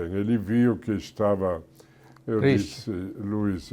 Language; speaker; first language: Portuguese; non-native, fluent; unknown